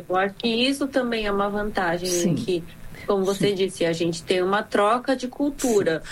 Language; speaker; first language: Portuguese; early bilingual, other home language; Korean